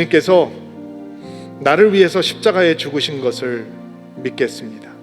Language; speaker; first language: Korean; native; Korean